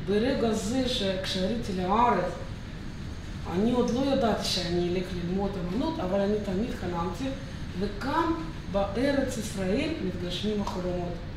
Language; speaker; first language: Hebrew; non-native, fluent; Russian